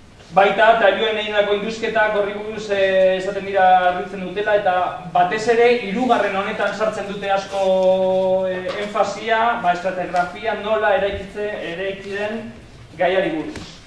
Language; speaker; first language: Basque; early bilingual, heritage; Basque